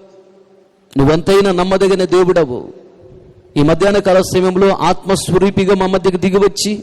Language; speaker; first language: Telugu; native; Telugu